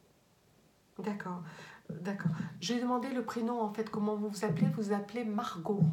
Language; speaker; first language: French; native; French